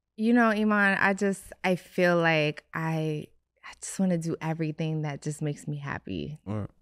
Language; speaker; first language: English; native; English